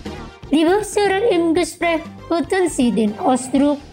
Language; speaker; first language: German; non-native, fluent; Indonesian